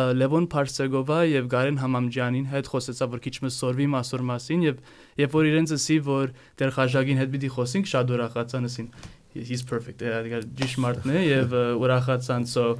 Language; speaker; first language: Armenian; early bilingual, heritage; Armenian